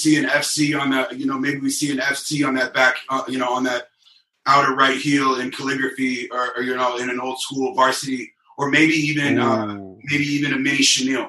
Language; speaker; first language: English; native; English